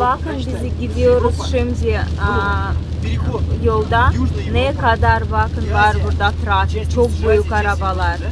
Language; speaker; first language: Turkish; non-native, learner; Russian